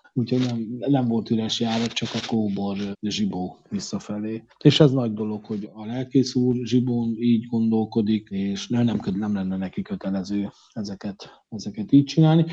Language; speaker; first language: Hungarian; native; Hungarian